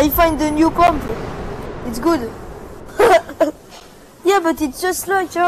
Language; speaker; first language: English; non-native, learner; French